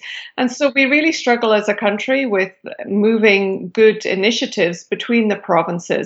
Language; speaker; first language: English; native; English